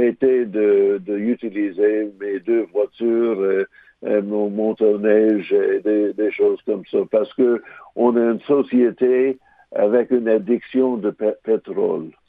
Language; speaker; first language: French; non-native, local second language; English